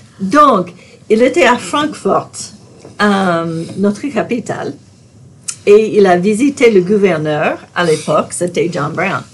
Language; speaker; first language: French; non-native, fluent; English